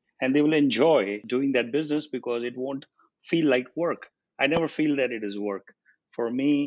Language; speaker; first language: English; non-native, local second language; Gujarati